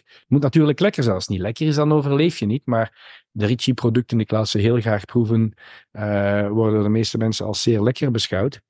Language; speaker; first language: Dutch; native; Dutch